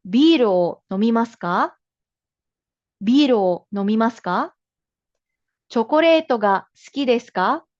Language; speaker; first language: Japanese; non-native, fluent; Filipino